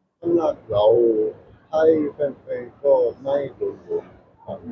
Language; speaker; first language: Thai; non-native, learner; Korean